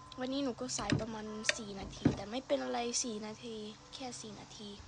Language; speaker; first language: Thai; early bilingual, heritage; Thai